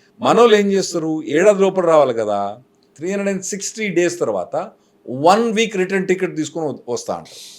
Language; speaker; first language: Telugu; native; Telugu